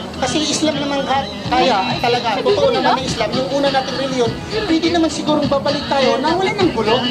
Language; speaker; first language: Filipino; non-native, local second language; Cebuano